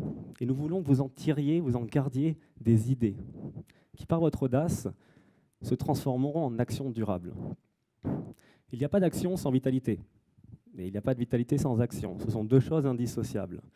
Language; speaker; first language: French; native; French